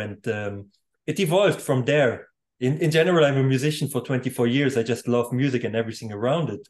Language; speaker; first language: English; non-native, fluent; German